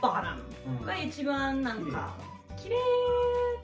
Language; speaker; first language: Japanese; non-native, fluent; English